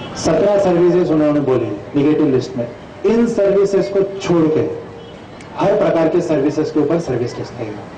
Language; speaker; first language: Hindi; non-native, local second language; Sindhi